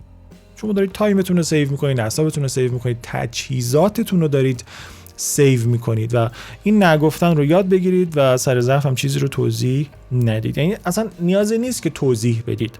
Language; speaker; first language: Persian; native; Persian